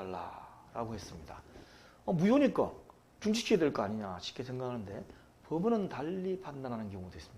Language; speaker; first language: Korean; native; Korean